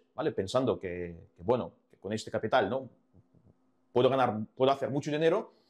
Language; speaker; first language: Spanish; non-native, fluent; Ukrainian